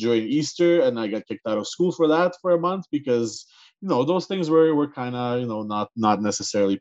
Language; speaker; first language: English; non-native, fluent; Ukrainian